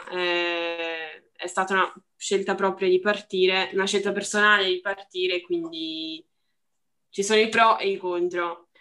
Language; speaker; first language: Italian; non-native, fluent; Portuguese